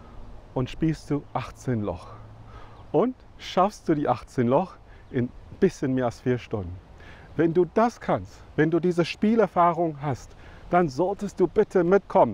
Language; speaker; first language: German; non-native, fluent; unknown